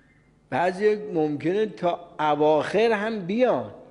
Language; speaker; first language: Persian; native; Persian